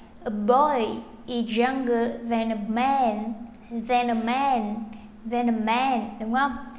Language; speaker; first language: English; non-native, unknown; Vietnamese